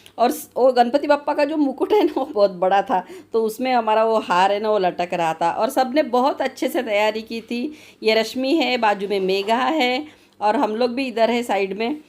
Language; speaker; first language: Hindi; non-native, local second language; Marathi